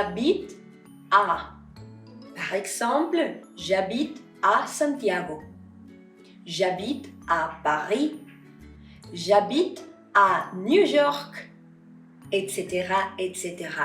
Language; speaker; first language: French; non-native, fluent; Spanish